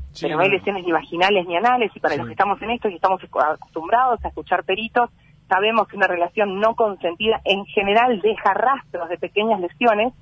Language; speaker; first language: Spanish; native; Spanish